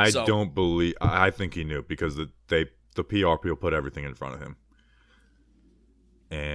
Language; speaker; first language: English; native; English